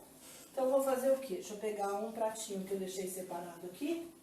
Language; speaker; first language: Portuguese; native; Portuguese